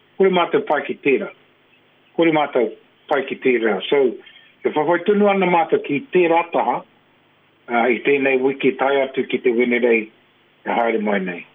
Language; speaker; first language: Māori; non-native, local second language; English